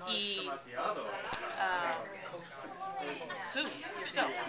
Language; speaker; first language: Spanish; non-native, learner; English